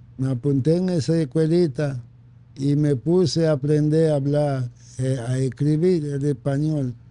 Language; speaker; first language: Spanish; non-native, fluent; Haitian Creole